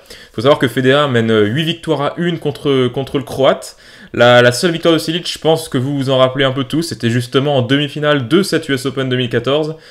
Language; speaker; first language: French; native; French